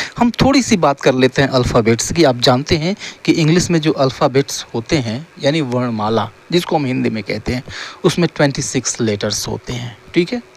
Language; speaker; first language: Hindi; native; Hindi